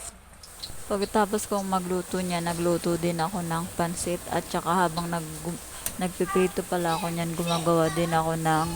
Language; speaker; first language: Filipino; non-native, local second language; Bikol